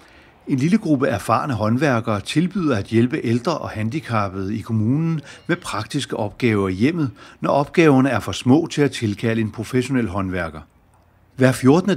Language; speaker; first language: Danish; native; Danish